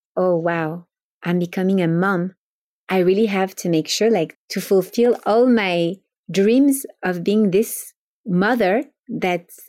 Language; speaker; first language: English; non-native, fluent; French